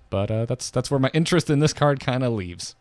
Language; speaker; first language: English; native; English